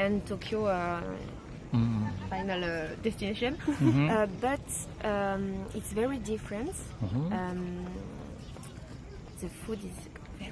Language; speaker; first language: English; non-native, learner; French